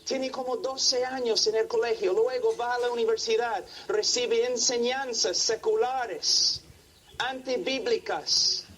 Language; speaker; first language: Spanish; non-native, fluent; English